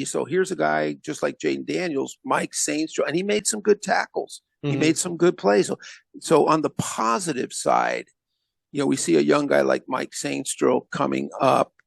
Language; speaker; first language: English; native; English